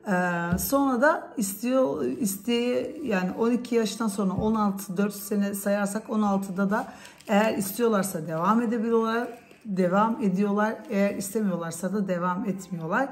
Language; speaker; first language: Turkish; early bilingual, heritage; Turkish